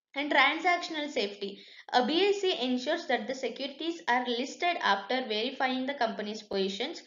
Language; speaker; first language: English; non-native, local second language; Kannada